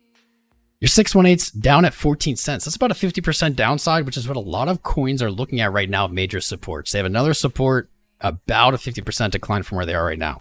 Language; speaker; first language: English; native; English